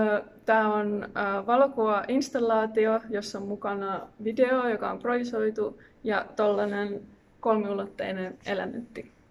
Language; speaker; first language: Finnish; native; Finnish